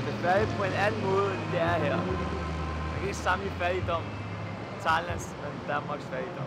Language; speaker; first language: Danish; non-native, local second language; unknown